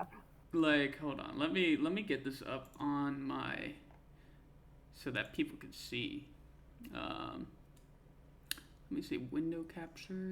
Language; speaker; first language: English; native; English